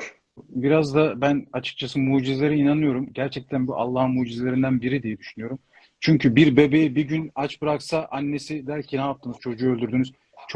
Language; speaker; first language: Turkish; native; Turkish